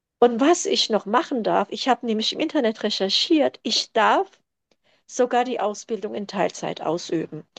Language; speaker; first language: German; early bilingual, other home language; Turkish